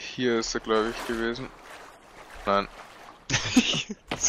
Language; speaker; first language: German; native; German